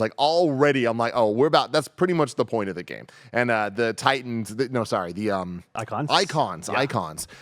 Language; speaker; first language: English; native; English